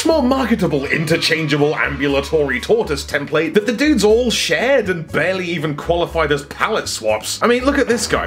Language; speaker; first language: English; native; English